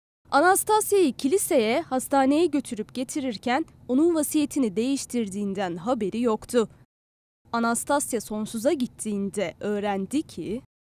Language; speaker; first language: Turkish; native; Turkish